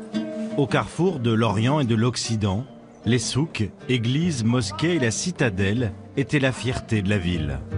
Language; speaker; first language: French; native; French